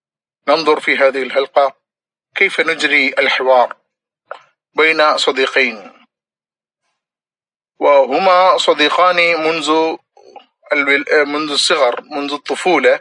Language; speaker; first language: Arabic; non-native, fluent; Malayalam